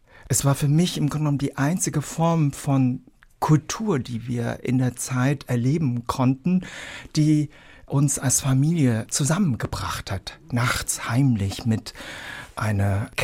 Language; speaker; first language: German; early bilingual, other home language; Vietnamese